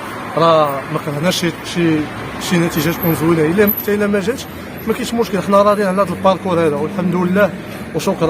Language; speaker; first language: Arabic; native; Arabic